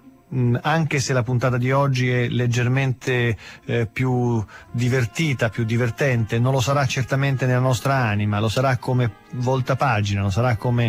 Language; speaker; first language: Italian; native; Italian